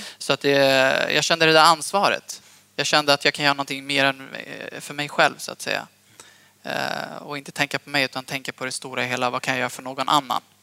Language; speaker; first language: Swedish; early bilingual, other home language; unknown